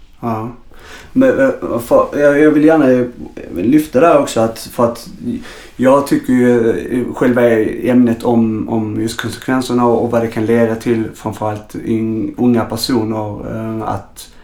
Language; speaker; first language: Swedish; native; Swedish